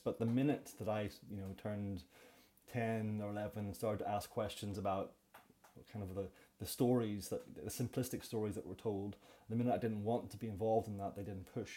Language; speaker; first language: English; native; English